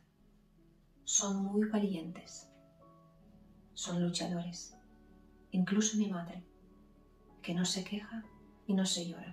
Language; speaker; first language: Spanish; non-native, fluent; Ukrainian